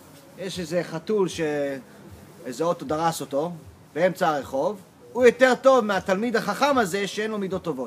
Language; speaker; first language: Hebrew; early bilingual, heritage; English